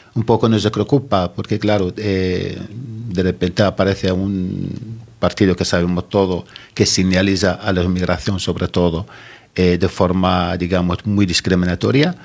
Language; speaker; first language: Spanish; non-native, fluent; Arabic